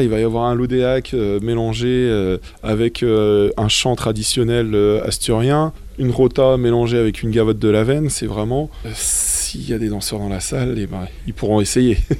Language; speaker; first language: French; native; French